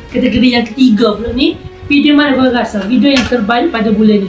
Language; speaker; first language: Malay; native; Malay